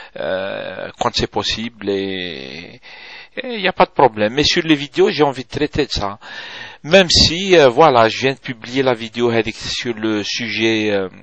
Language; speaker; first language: French; non-native, local second language; Arabic